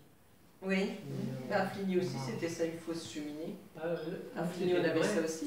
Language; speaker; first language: French; native; French